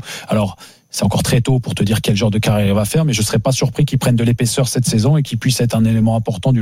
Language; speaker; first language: French; native; French